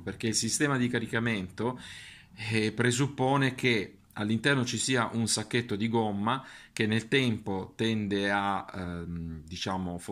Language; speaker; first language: Italian; native; Italian